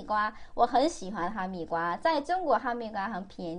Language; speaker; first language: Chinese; non-native, fluent; Korean